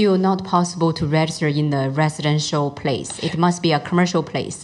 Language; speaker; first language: English; non-native, fluent; Chinese